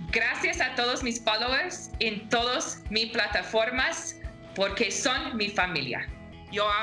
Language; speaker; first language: Spanish; non-native, learner; English